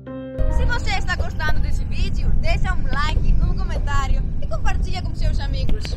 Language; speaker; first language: Portuguese; non-native, learner; Greek